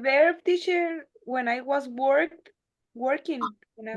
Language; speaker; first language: English; non-native, learner; Spanish